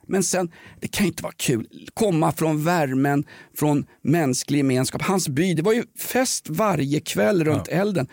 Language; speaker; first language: Swedish; native; Swedish